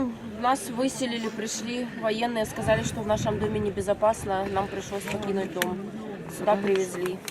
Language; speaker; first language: Russian; native; Russian